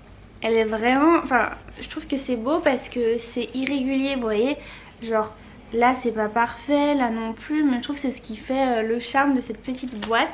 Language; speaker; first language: French; native; French